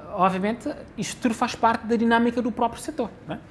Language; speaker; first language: Portuguese; non-native, local second language; Kabuverdianu